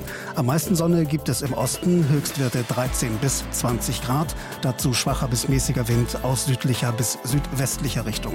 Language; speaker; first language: German; native; German